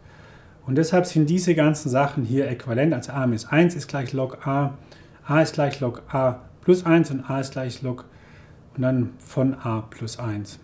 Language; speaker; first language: German; native; German